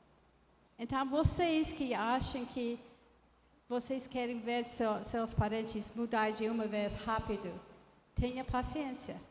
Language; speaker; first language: Portuguese; non-native, fluent; English